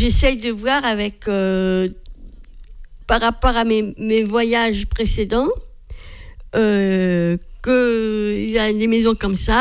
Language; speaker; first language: French; native; French